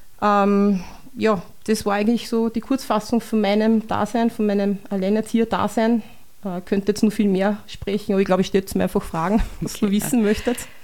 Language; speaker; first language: German; native; German